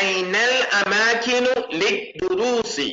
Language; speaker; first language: Arabic; non-native, fluent; English